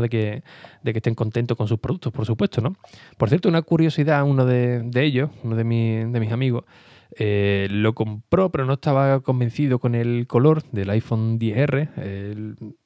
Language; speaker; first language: Spanish; native; Spanish